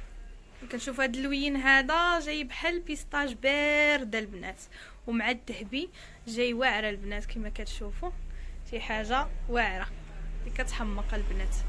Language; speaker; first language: Arabic; native; Arabic